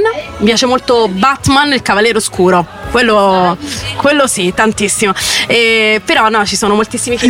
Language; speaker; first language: Italian; native; Italian